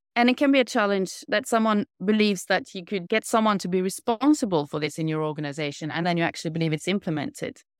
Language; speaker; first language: English; non-native, fluent; Norwegian